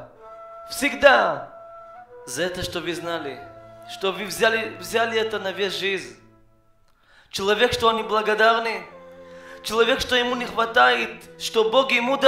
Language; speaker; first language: Russian; non-native, learner; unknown